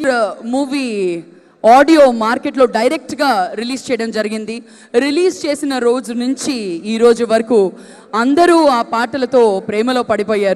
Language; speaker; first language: Telugu; native; Telugu